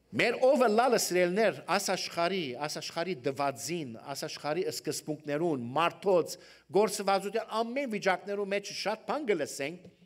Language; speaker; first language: Armenian; early bilingual, heritage; Armenian